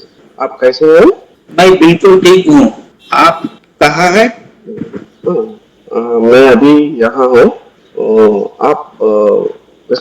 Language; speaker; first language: Hindi; non-native, learner; Telugu